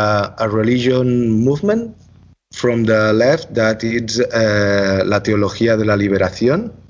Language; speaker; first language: English; non-native, learner; Catalan